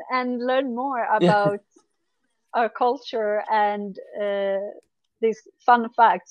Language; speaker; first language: English; non-native, fluent; Swedish